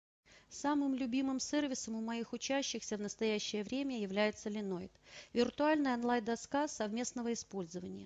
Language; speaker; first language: Russian; native; Russian